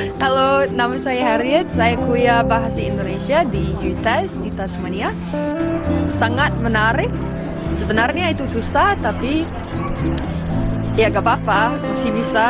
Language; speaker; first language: Indonesian; non-native, learner; English